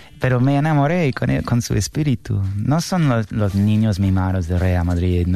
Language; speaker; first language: Spanish; non-native, fluent; English